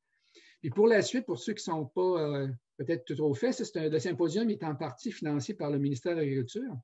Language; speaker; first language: French; native; French